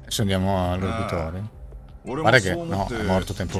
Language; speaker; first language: Italian; native; Italian